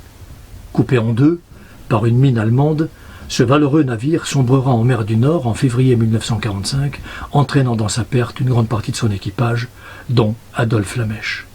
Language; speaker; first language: French; native; French